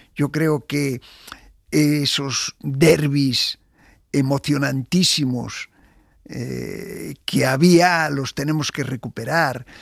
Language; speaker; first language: Spanish; native; Spanish